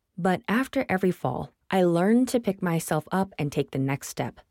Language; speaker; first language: English; non-native, local second language; Tamil